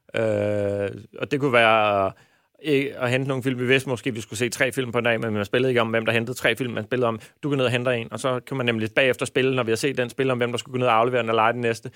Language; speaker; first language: Danish; native; Danish